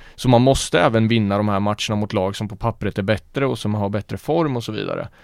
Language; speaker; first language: Swedish; native; Swedish